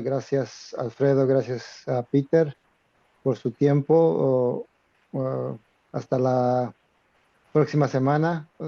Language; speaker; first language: Spanish; non-native, fluent; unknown